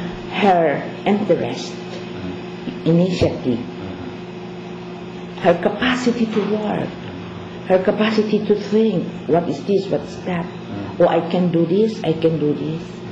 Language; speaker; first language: English; non-native, local second language; Filipino